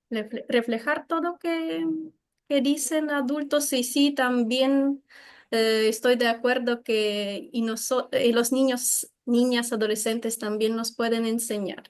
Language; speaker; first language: Spanish; non-native, fluent; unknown